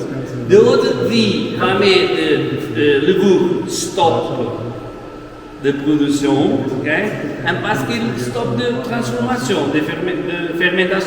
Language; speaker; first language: French; non-native, learner; Portuguese